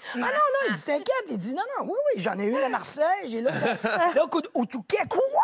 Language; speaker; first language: French; native; French